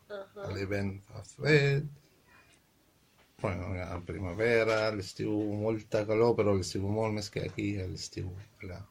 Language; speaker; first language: Catalan; non-native, fluent; Arabic